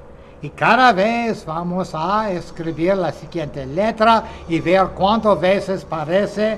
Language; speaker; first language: Spanish; non-native, fluent; English